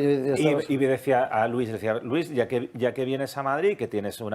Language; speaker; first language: Spanish; native; Spanish